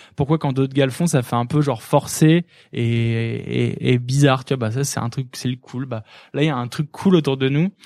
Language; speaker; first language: French; native; French